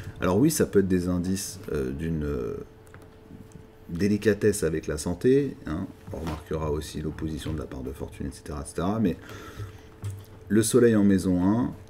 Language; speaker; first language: French; native; French